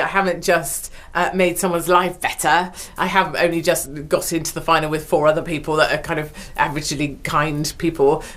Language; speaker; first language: English; native; English